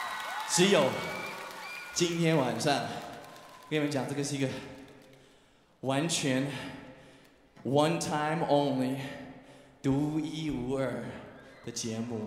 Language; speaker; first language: Chinese; early bilingual, heritage; English